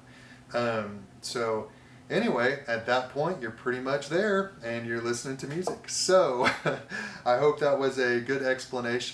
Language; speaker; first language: English; native; English